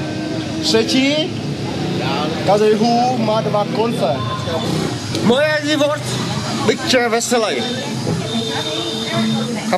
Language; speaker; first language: Czech; non-native, learner; Vietnamese